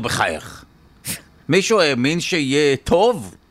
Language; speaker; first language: Hebrew; native; Hebrew